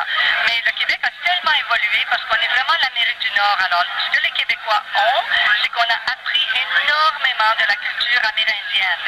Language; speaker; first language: French; native; French